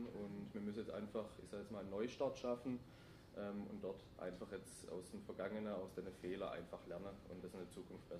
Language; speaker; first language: German; native; German